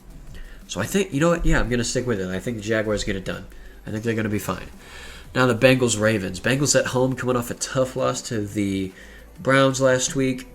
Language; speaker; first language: English; native; English